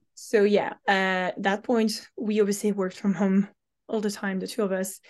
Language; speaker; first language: English; non-native, fluent; French